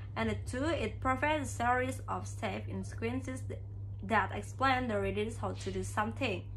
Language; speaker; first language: English; non-native, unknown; Indonesian